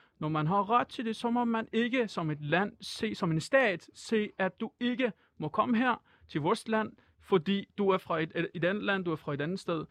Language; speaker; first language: Danish; non-native, fluent; Persian